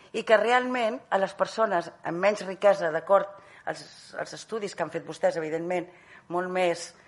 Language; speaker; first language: Catalan; native; Catalan